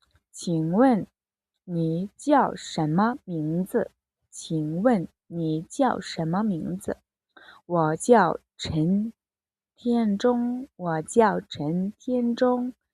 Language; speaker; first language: Chinese; non-native, fluent; Mongolian